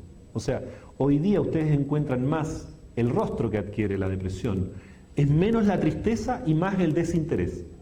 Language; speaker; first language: Spanish; native; Spanish